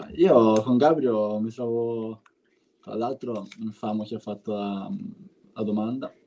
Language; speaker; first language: Italian; native; Italian